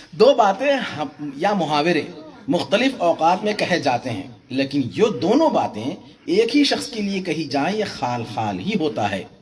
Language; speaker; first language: Urdu; native; Urdu